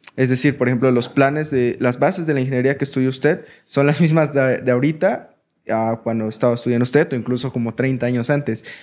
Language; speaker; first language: Spanish; native; Spanish